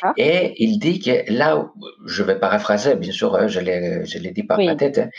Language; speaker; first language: French; non-native, fluent; Greek